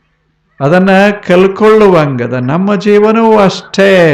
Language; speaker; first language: Kannada; native; Kannada